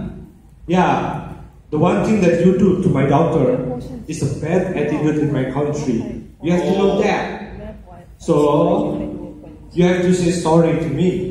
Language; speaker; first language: English; non-native, learner; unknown